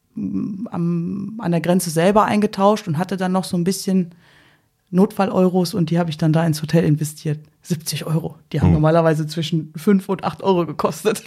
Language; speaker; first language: German; native; German